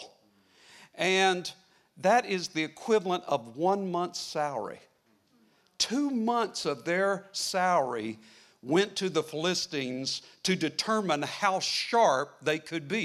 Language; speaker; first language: English; native; English